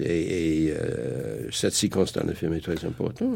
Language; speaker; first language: French; non-native, fluent; English